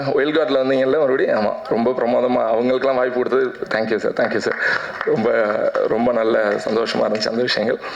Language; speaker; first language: Tamil; native; Tamil